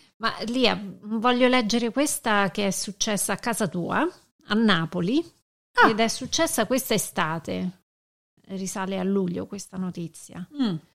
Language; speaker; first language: Italian; native; Italian